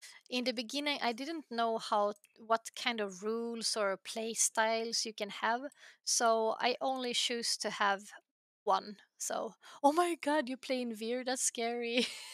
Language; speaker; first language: English; non-native, fluent; Swedish